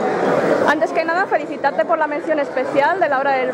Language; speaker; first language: Spanish; native; Spanish